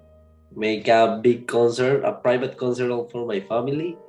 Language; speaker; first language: English; non-native, learner; Spanish